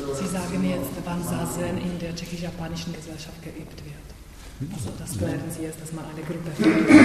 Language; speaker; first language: German; non-native, fluent; Czech